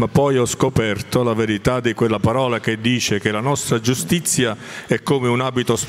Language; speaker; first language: Italian; native; Italian